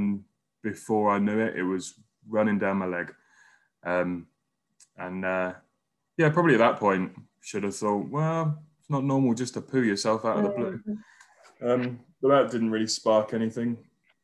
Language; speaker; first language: English; native; English